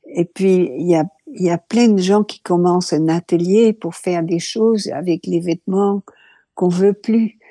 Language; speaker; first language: French; non-native, fluent; Dutch